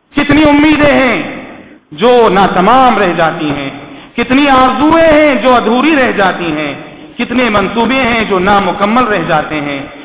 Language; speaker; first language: Urdu; native; Urdu